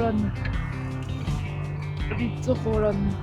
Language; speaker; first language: Russian; non-native, learner; Japanese